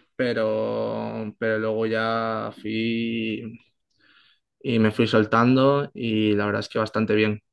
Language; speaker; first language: Spanish; native; Spanish